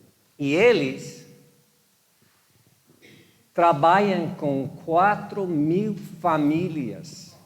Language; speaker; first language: Portuguese; non-native, fluent; English